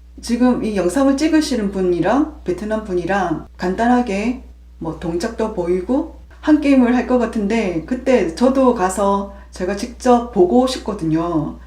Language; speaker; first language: Korean; native; Korean